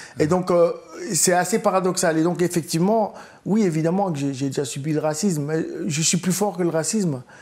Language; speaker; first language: French; early bilingual, other home language; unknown